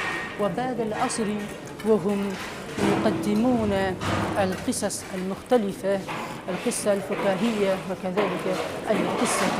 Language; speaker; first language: Arabic; non-native, fluent; Urdu